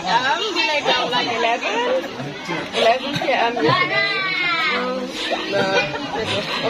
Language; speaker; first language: English; non-native, fluent; German